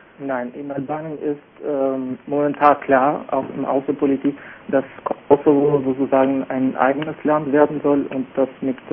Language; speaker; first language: German; non-native, fluent; Albanian